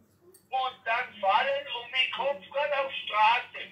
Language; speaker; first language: German; non-native, learner; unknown